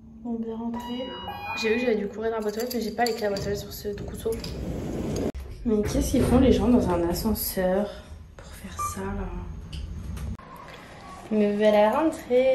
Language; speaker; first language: French; native; French